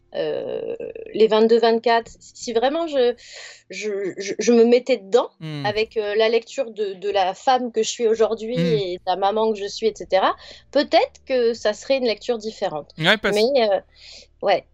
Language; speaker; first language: French; native; French